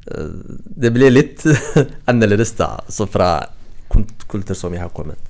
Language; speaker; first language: Norwegian; non-native, fluent; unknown